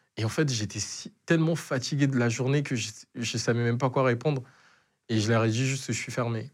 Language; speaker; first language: French; native; French